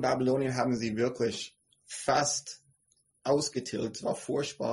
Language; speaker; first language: German; non-native, fluent; English